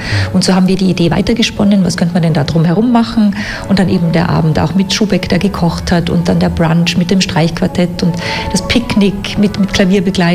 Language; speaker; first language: German; native; German